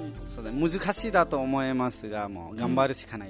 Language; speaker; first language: Japanese; non-native, fluent; Nepali